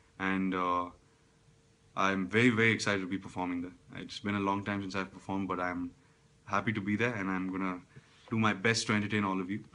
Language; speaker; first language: English; non-native, local second language; Telugu